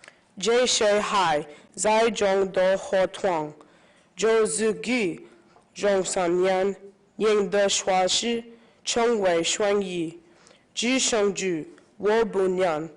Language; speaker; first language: Chinese; non-native, learner; English